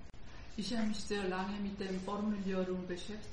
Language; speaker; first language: German; non-native, learner; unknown